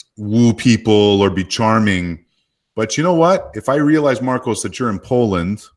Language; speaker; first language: English; native; English